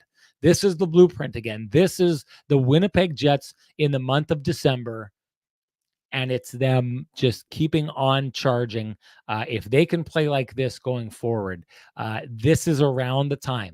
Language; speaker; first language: English; native; English